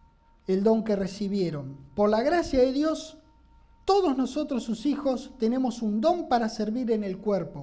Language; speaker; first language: Spanish; native; Spanish